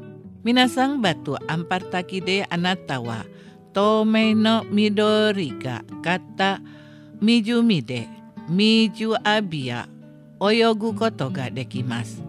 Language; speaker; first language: Japanese; non-native, fluent; Indonesian